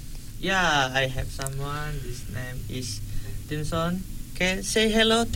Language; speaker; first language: English; non-native, learner; Indonesian